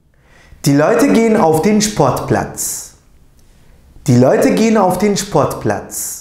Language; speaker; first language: German; non-native, fluent; Turkish